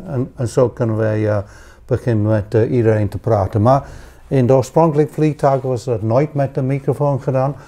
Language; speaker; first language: Dutch; non-native, fluent; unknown